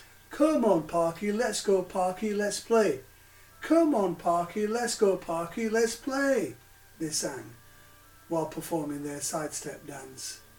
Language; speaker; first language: English; native; English